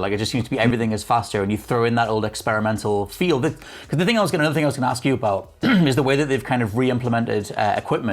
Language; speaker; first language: English; native; English